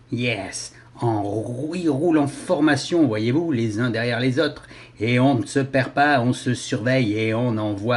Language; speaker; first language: French; native; French